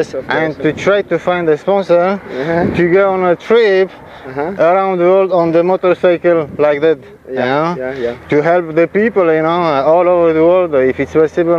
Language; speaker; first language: English; non-native, learner; French